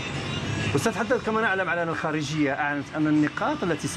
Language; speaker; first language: Arabic; native; Arabic